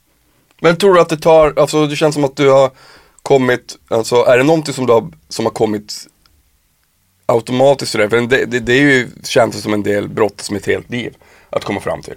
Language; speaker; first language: Swedish; native; Swedish